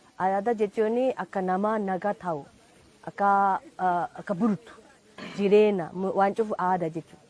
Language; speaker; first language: Oromo; non-native, fluent; Japanese